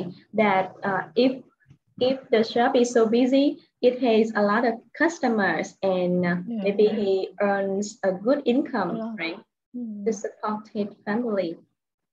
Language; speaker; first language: English; non-native, fluent; Vietnamese